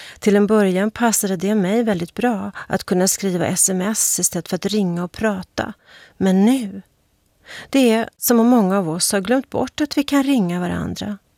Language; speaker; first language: Swedish; native; Swedish